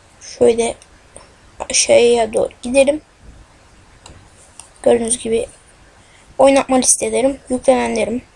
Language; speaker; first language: Turkish; native; Turkish